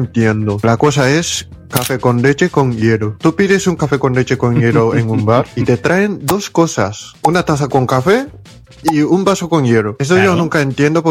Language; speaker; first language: Spanish; non-native, fluent; Japanese